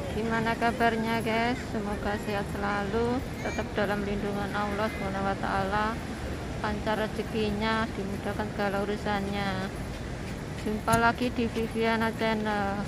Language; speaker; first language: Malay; non-native, local second language; Javanese